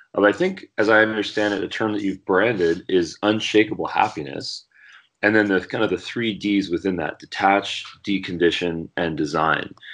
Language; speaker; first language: English; native; English